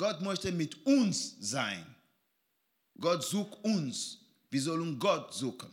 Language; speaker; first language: German; non-native, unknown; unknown